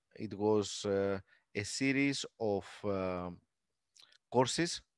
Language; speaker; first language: English; non-native, fluent; Greek